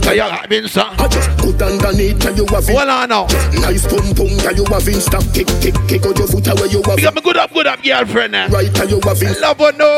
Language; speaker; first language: English; non-native, local second language; Jamaican Creole English